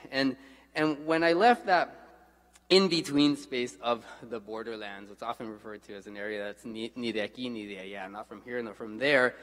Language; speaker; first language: English; native; English